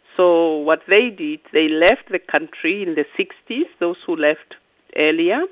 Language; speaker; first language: English; non-native, local second language; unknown